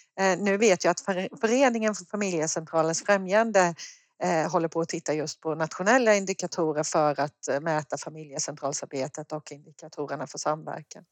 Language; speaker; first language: Swedish; native; Swedish